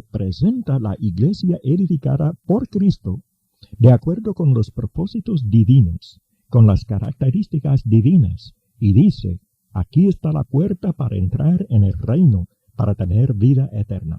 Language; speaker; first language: Spanish; native; Spanish